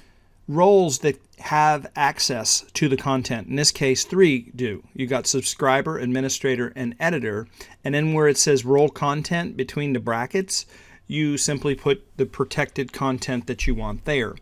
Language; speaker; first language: English; native; English